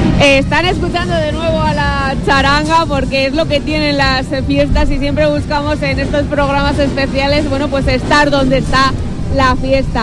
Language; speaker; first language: Spanish; native; Spanish